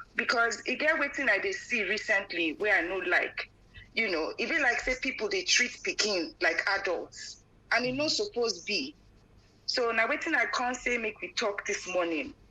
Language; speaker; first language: Nigerian Pidgin; non-native, local second language; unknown